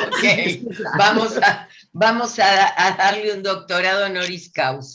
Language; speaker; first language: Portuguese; non-native, learner; Spanish